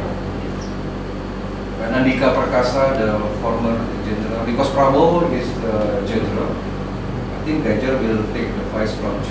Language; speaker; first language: English; non-native, learner; Indonesian